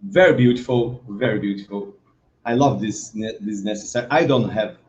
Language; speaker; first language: English; non-native, learner; Portuguese